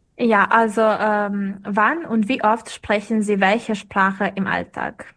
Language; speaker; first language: German; non-native, fluent; Serbian